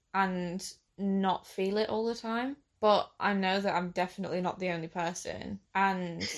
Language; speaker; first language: English; native; English